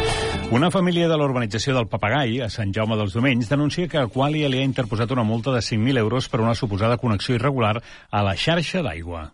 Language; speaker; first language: Catalan; native; Catalan